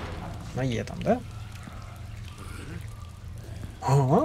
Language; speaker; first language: Russian; native; Russian